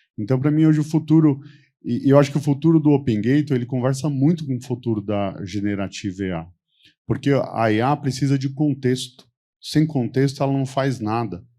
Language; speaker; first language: Portuguese; native; Portuguese